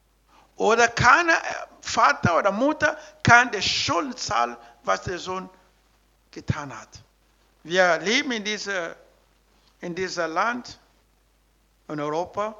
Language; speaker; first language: German; non-native, learner; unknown